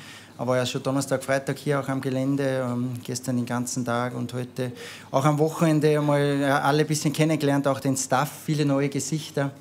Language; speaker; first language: German; native; German